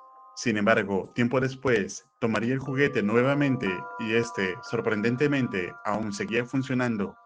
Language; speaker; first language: Spanish; native; Spanish